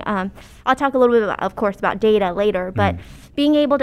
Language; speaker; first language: English; early bilingual, other home language; Cantonese